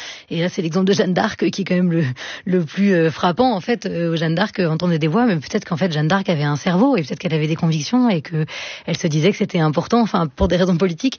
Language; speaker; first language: French; native; French